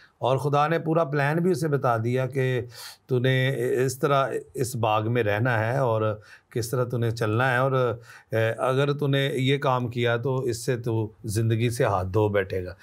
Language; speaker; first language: Urdu; non-native, local second language; Punjabi